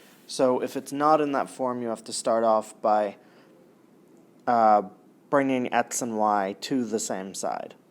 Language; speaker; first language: English; native; English